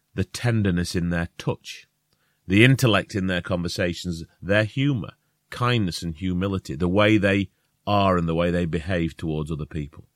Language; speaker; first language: English; native; English